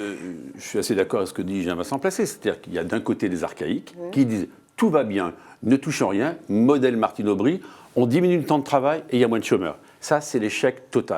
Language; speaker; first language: French; native; French